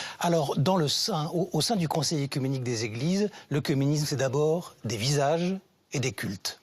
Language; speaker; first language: French; native; French